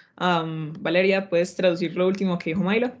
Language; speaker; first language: Spanish; native; Spanish